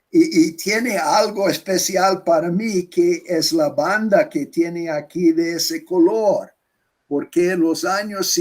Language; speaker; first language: Spanish; non-native, fluent; English